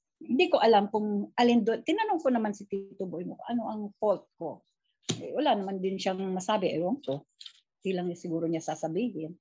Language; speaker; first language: Filipino; non-native, local second language; Cebuano